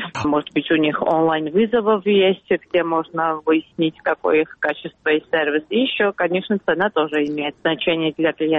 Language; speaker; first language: Russian; non-native, fluent; Georgian